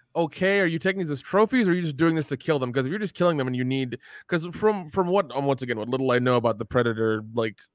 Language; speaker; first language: English; early bilingual, other home language; Hindi